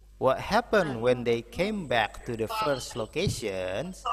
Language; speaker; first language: English; non-native, fluent; Indonesian